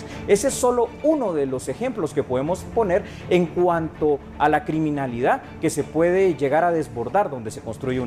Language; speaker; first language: Spanish; native; Spanish